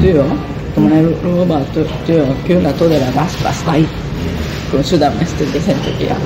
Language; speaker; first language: Finnish; non-native, fluent; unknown